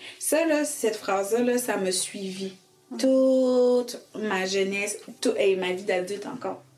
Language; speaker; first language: French; early bilingual, other home language; Haitian Creole